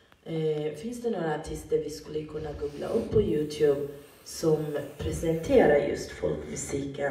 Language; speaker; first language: Swedish; native; Swedish